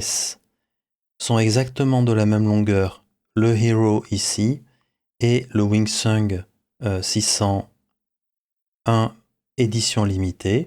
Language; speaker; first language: French; native; French